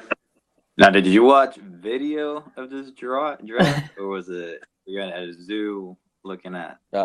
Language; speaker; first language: English; non-native, local second language; Spanish